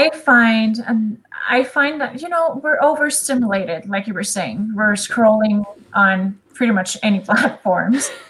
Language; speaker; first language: English; non-native, fluent; French